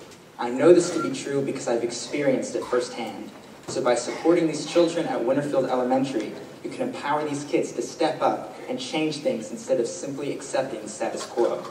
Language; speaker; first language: English; native; English